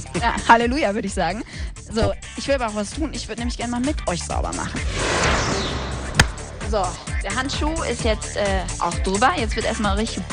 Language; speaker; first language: German; native; German